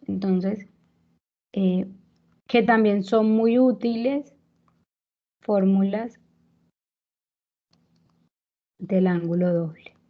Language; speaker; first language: Spanish; native; Spanish